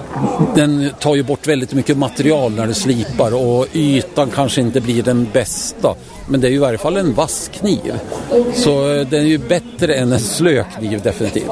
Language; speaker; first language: Swedish; native; Swedish